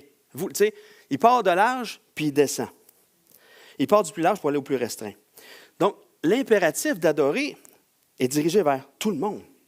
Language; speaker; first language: French; native; French